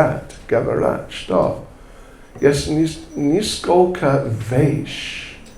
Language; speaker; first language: Russian; non-native, learner; English